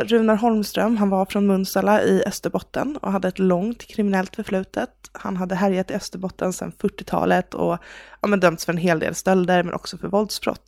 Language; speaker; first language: Swedish; native; Swedish